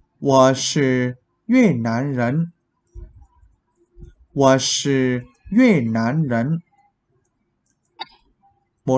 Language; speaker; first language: Chinese; non-native, fluent; Vietnamese